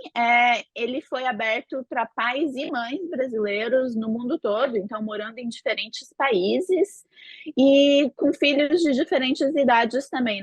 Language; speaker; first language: Portuguese; native; Portuguese